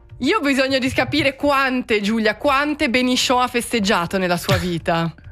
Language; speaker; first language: Italian; native; Italian